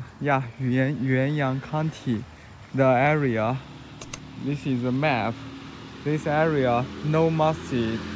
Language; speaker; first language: English; non-native, learner; Chinese